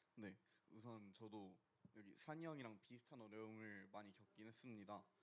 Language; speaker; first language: Korean; early bilingual, other home language; Sinhala